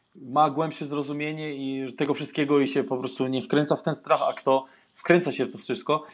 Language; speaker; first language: Polish; non-native, fluent; German